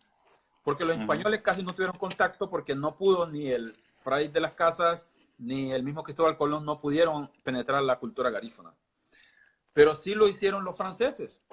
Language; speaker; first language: Spanish; non-native, local second language; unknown